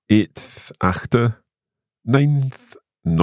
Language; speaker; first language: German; non-native, learner; English